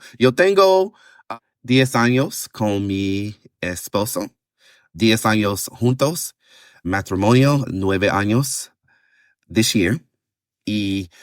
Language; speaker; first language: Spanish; non-native, learner; English